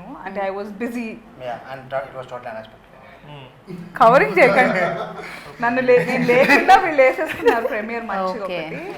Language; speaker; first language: Telugu; native; Telugu